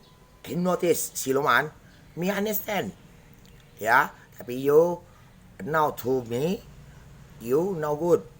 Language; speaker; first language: English; non-native, learner; Indonesian